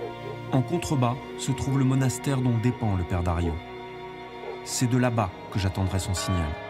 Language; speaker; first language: French; native; French